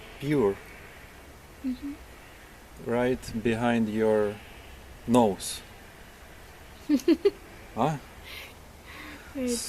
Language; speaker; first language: English; non-native, learner; Ukrainian